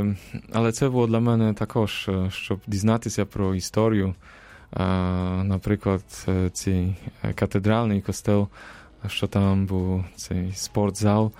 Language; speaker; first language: Ukrainian; non-native, fluent; Polish